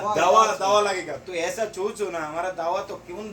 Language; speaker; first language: Hindi; non-native, learner; Bangla